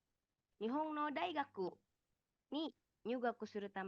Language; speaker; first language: Japanese; non-native, fluent; Indonesian